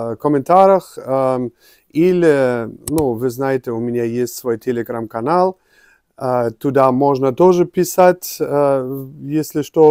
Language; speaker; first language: Russian; non-native, learner; German